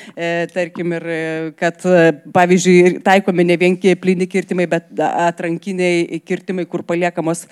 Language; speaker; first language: Lithuanian; native; Lithuanian